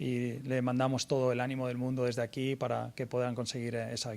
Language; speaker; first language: Spanish; native; Spanish